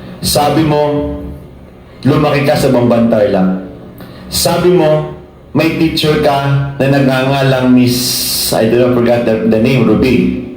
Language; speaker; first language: Filipino; native; Filipino